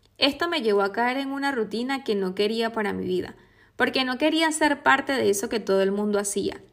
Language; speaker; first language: Spanish; native; Spanish